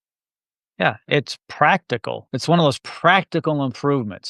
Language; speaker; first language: English; native; English